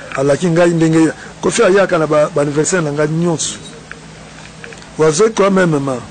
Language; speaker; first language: Lingala; native; Lingala